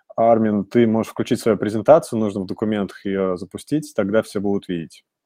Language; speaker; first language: Russian; native; Russian